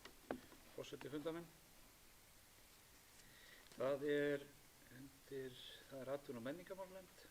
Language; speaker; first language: Icelandic; native; Icelandic